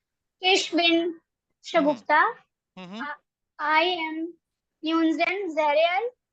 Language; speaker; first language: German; non-native, learner; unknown